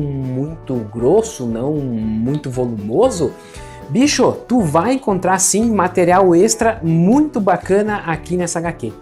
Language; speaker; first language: Portuguese; native; Portuguese